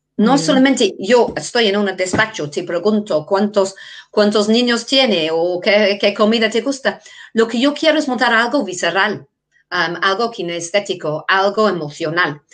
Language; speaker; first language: Spanish; non-native, fluent; English